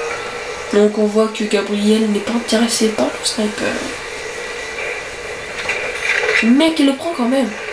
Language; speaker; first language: French; native; French